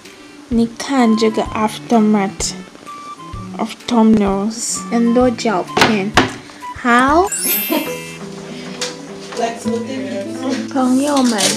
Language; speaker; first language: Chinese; non-native, learner; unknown